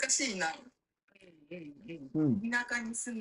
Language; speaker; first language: Japanese; non-native, fluent; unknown